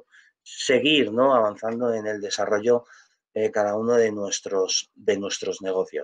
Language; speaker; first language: Spanish; native; Spanish